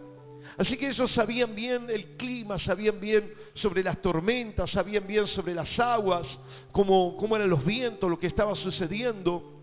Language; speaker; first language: Spanish; native; Spanish